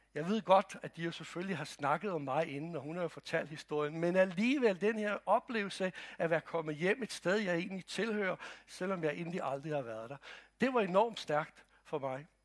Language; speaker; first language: Danish; non-native, fluent; Croatian